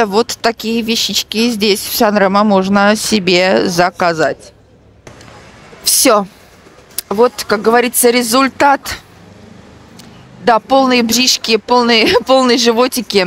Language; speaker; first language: Russian; native; Russian